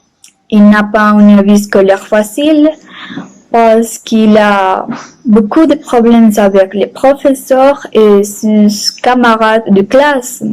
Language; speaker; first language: French; non-native, learner; Spanish